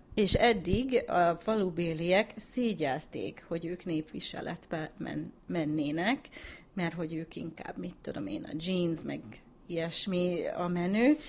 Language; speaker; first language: Hungarian; early bilingual, heritage; English